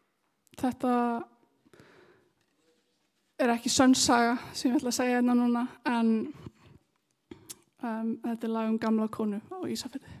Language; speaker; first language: Icelandic; native; Icelandic